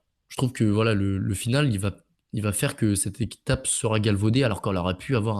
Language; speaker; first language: French; native; French